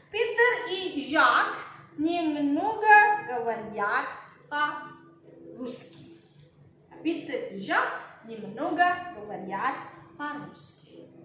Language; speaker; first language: Russian; non-native, learner; Indonesian